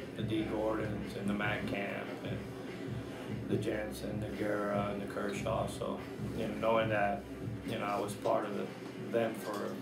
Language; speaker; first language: English; native; English